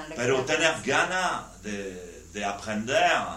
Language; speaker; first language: Spanish; non-native, learner; French